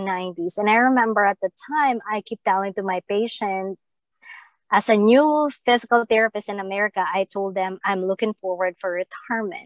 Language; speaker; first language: English; non-native, local second language; Filipino